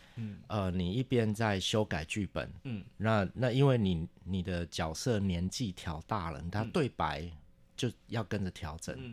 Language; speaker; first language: Chinese; native; Chinese